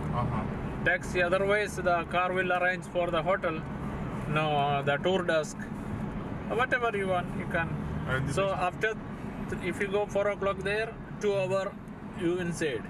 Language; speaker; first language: English; non-native, learner; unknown